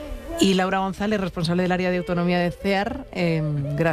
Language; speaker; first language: Spanish; native; Spanish